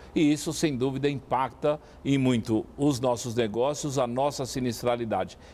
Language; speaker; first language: Portuguese; native; Portuguese